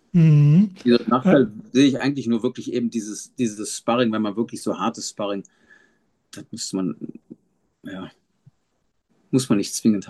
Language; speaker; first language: German; native; German